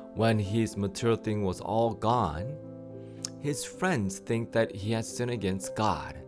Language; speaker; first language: English; native; English